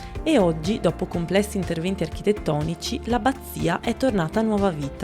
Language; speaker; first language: Italian; native; Italian